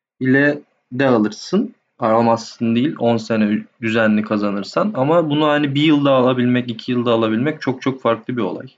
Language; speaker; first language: Turkish; native; Turkish